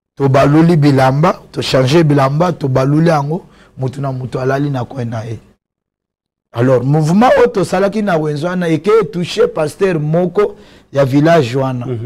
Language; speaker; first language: Lingala; non-native, local second language; Luba-Lulua